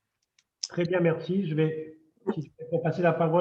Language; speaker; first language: French; native; French